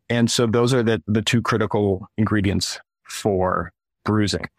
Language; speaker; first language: English; early bilingual, other home language; Russian